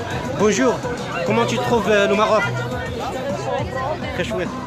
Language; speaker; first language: French; non-native, local second language; Arabic